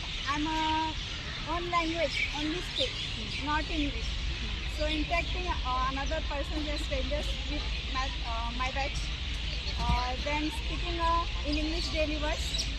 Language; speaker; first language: English; non-native, learner; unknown